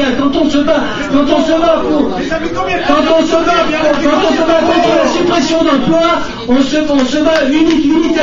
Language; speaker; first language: French; native; French